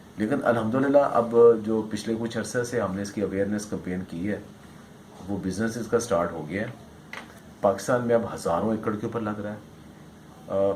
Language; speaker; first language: Urdu; non-native, local second language; Punjabi